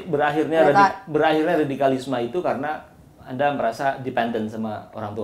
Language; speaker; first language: Indonesian; native; Indonesian